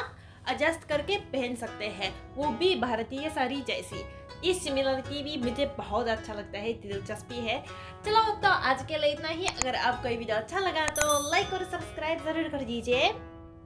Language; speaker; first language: Hindi; non-native, fluent; Japanese